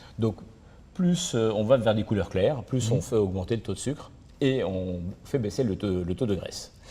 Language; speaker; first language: French; native; French